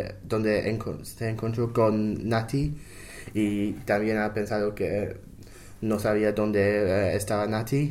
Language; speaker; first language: Spanish; non-native, learner; English